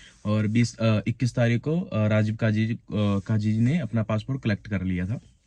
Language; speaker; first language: Hindi; native; Hindi